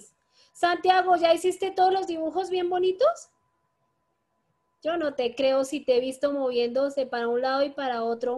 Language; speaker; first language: Spanish; native; Spanish